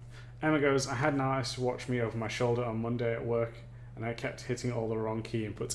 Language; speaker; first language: English; native; English